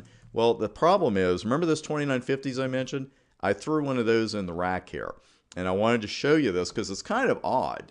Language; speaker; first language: English; native; English